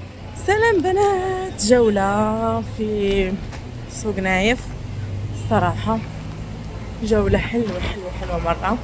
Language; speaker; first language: Arabic; native; Arabic